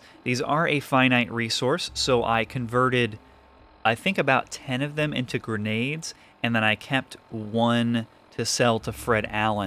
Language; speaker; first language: English; native; English